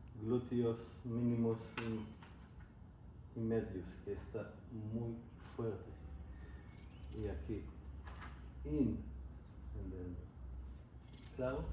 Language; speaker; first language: Spanish; non-native, learner; English